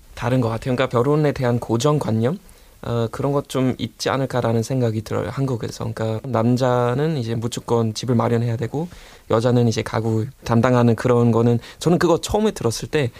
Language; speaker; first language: Korean; non-native, fluent; German